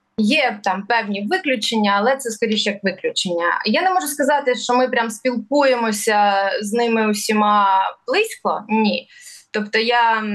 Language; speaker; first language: Ukrainian; early bilingual, other home language; Russian